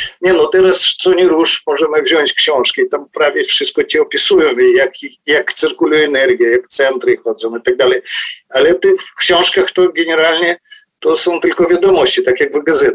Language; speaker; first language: Polish; non-native, fluent; Ukrainian